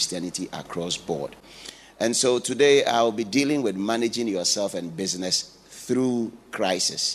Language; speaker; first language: English; non-native, local second language; Akan